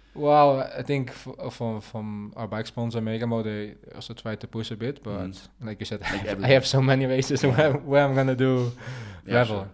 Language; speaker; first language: English; non-native, fluent; Dutch